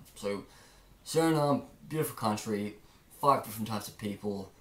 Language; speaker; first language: English; native; English